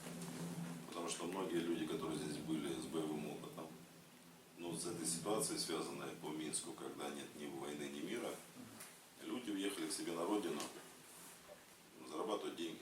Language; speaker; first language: Russian; native; Russian